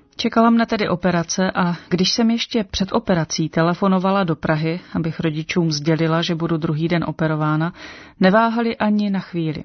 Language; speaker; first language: Czech; native; Czech